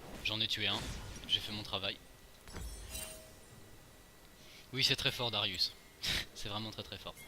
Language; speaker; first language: French; native; French